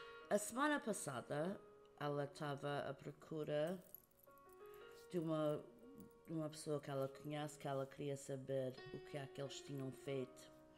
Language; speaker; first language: Portuguese; early bilingual, heritage; Portuguese